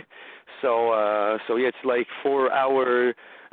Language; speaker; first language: English; non-native, learner; French